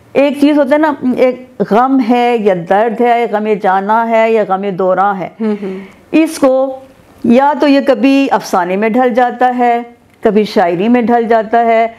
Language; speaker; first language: Urdu; non-native, local second language; Persian